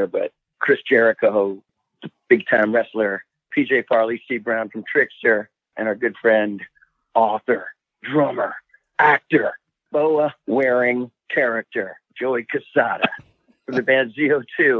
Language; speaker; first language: English; native; English